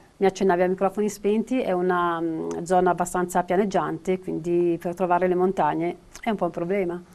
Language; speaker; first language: Italian; native; Italian